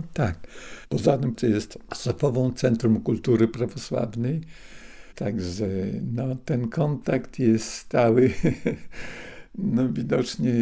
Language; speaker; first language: Polish; non-native, local second language; Russian